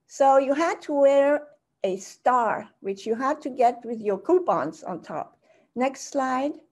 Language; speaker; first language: English; early bilingual, other home language; German